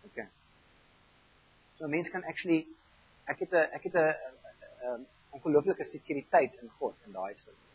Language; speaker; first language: Afrikaans; non-native, fluent; German